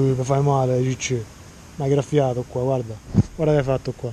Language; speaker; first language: Italian; non-native, fluent; Albanian